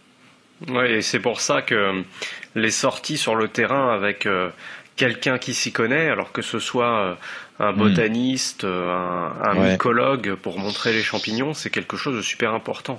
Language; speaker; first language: French; native; French